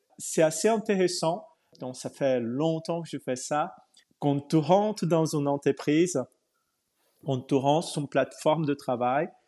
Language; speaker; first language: French; non-native, fluent; Portuguese